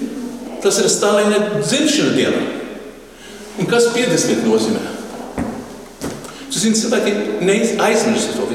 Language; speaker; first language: Latvian; early bilingual, heritage; Latvian